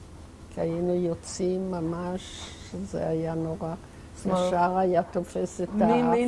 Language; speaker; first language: Hebrew; non-native, fluent; Yiddish